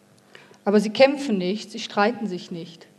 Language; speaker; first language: German; native; German